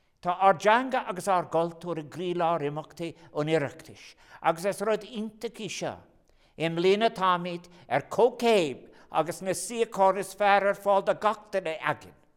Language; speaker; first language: Irish; non-native, local second language; English